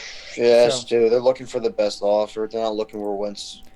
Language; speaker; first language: English; native; English